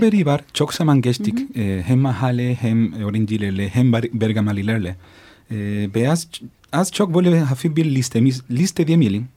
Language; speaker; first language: Turkish; non-native, fluent; Spanish